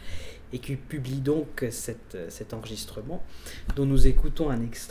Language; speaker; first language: French; native; French